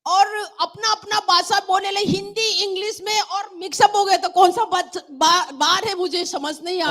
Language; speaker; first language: Hindi; non-native, local second language; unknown